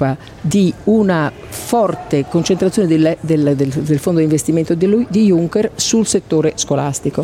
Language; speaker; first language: Italian; native; Italian